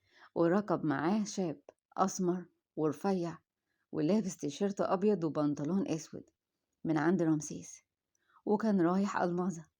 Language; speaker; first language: Arabic; native; Arabic